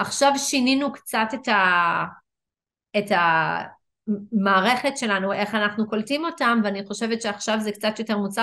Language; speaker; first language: Hebrew; non-native, fluent; English